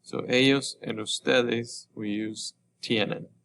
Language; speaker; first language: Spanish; non-native, fluent; English